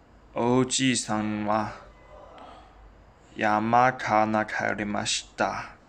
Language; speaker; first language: Japanese; non-native, learner; Chinese